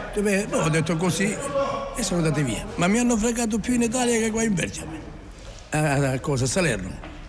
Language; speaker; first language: Italian; early bilingual, heritage; Italian